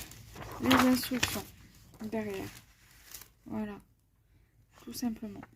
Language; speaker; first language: French; native; French